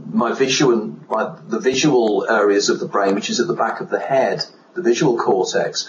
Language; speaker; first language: English; native; English